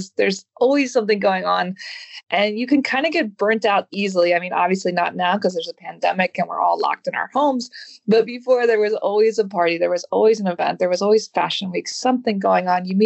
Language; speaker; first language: English; native; English